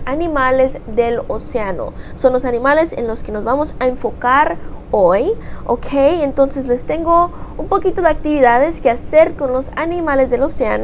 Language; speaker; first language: Spanish; early bilingual, heritage; Spanish